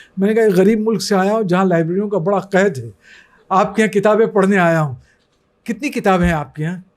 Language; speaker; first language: Urdu; native; Urdu